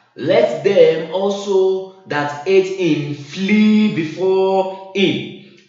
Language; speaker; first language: English; non-native, local second language; Yoruba